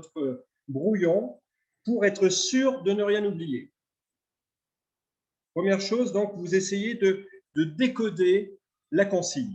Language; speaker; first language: French; native; French